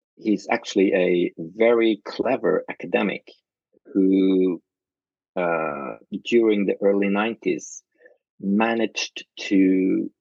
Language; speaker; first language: English; non-native, fluent; Norwegian